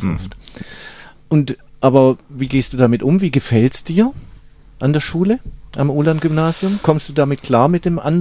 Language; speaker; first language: German; native; German